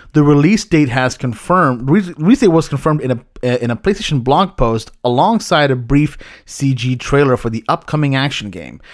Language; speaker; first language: English; early bilingual, other home language; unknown